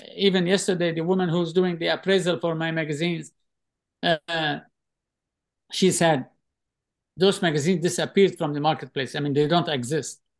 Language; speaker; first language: English; non-native, fluent; Arabic